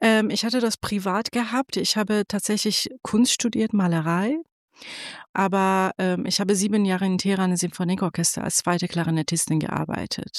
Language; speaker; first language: German; non-native, fluent; Persian